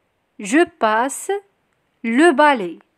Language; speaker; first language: French; non-native, local second language; Arabic